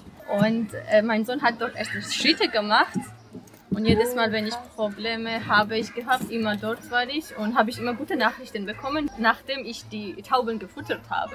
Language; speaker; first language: German; non-native, learner; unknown